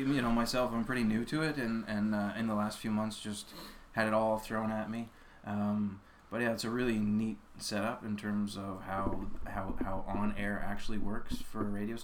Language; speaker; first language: English; native; English